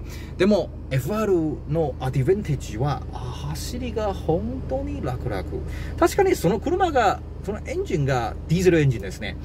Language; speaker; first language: Japanese; non-native, learner; Chinese